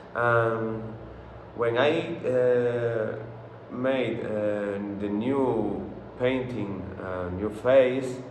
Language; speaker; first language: English; non-native, learner; Spanish